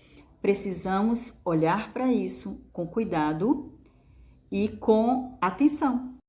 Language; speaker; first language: Portuguese; native; Portuguese